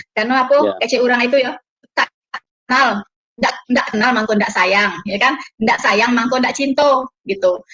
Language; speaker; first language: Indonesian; native; Indonesian